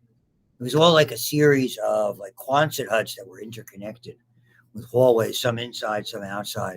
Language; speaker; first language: English; native; English